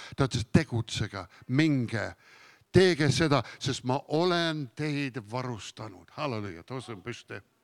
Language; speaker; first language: Estonian; non-native, fluent; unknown